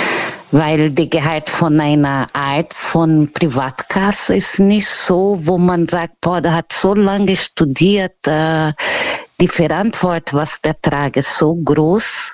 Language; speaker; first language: German; non-native, learner; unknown